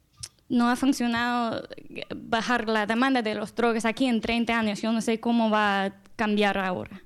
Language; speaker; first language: Spanish; non-native, learner; English